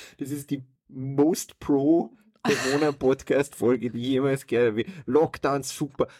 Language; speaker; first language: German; native; German